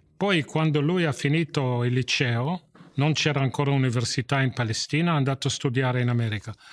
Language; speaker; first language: Italian; non-native, fluent; English